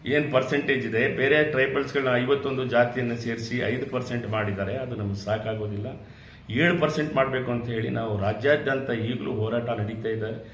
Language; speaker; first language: Kannada; non-native, local second language; Lambadi